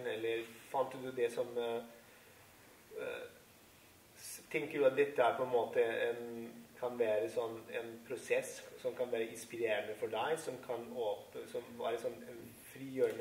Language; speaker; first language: Norwegian; non-native, fluent; Italian